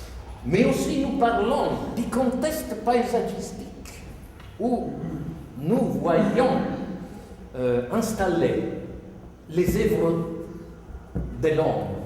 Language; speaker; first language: French; non-native, fluent; Italian